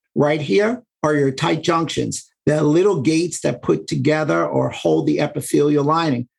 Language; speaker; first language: English; native; English